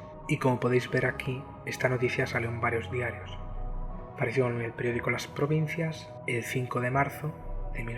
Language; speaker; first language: Spanish; native; Spanish